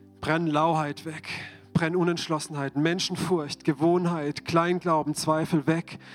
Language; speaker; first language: German; native; German